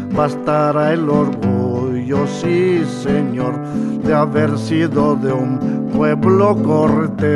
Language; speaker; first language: Spanish; native; Spanish